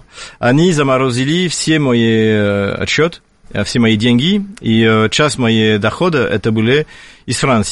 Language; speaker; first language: Russian; non-native, fluent; French